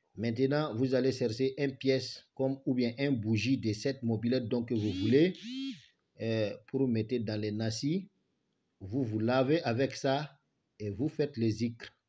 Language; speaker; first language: French; non-native, local second language; Bambara